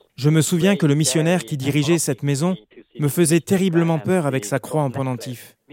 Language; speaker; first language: French; non-native, fluent; Korean